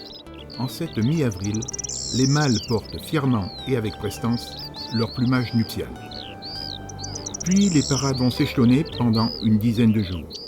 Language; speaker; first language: French; native; French